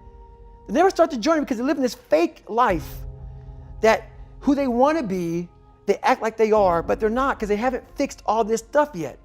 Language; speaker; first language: English; native; English